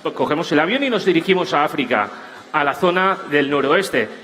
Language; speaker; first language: Spanish; native; Spanish